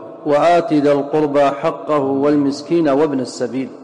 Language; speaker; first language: Arabic; native; Arabic